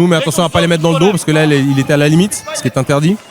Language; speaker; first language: French; native; French